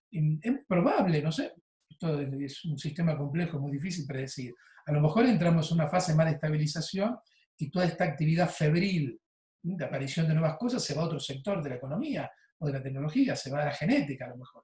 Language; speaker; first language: Spanish; native; Spanish